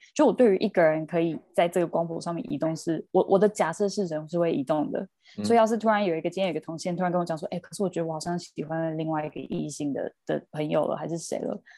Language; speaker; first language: Chinese; early bilingual, heritage; Chinese